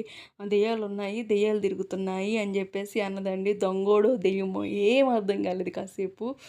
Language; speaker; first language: Telugu; native; Telugu